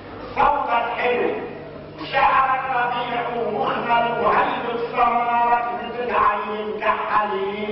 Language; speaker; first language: Arabic; native; Arabic